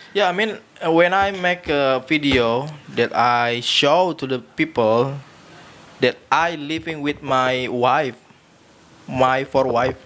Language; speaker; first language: English; non-native, learner; Indonesian